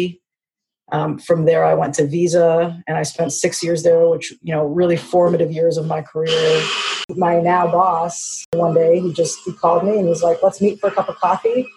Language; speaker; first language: English; native; English